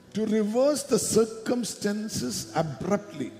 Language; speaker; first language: English; non-native, local second language; Malayalam